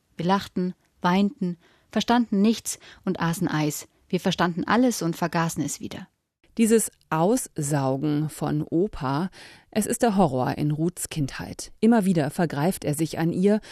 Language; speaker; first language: German; native; German